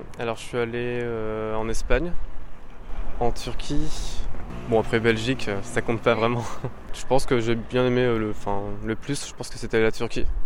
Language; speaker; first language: French; native; French